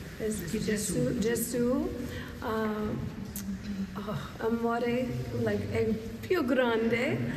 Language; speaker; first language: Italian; non-native, learner; English